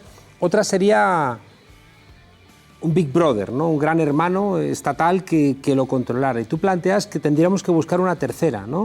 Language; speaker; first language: Spanish; native; Spanish